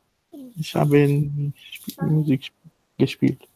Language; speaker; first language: German; non-native, learner; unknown